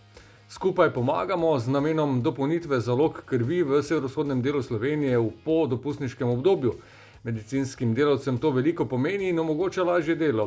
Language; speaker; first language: Slovenian; native; Slovenian